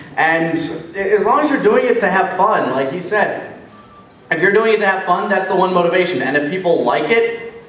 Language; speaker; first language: English; native; English